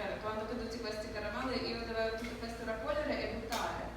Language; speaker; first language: Italian; non-native, learner; Ukrainian